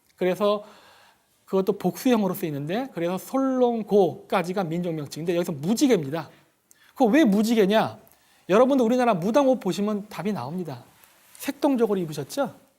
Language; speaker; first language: Korean; native; Korean